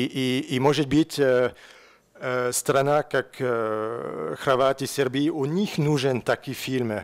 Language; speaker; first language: Russian; non-native, learner; French